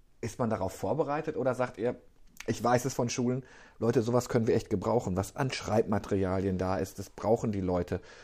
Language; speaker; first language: German; native; German